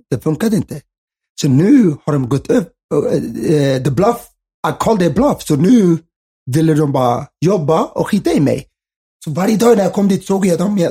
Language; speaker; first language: Swedish; early bilingual, other home language; Somali